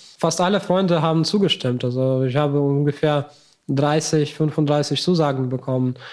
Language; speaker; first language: German; non-native, fluent; Ukrainian